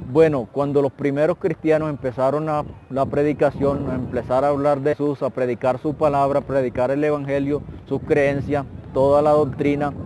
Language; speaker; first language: Spanish; native; Spanish